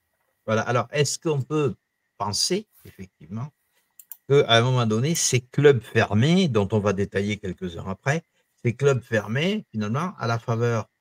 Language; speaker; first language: French; native; French